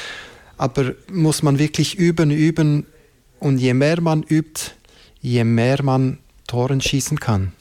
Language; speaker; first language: German; non-native, local second language; French